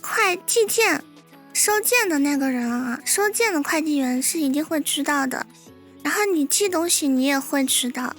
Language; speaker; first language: Chinese; native; Chinese